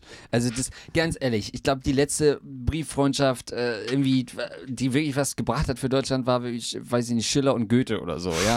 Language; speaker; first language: German; native; German